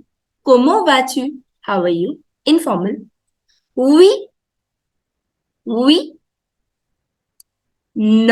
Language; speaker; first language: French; non-native, fluent; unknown